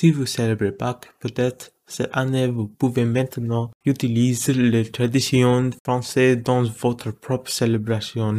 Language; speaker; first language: French; non-native, learner; English